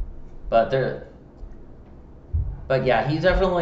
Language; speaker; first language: English; native; English